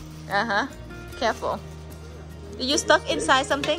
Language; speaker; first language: English; non-native, learner; Vietnamese